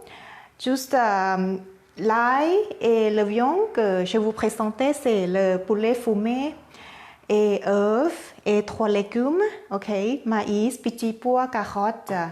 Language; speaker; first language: French; non-native, fluent; Thai